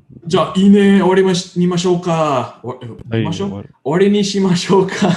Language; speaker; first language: Japanese; non-native, learner; English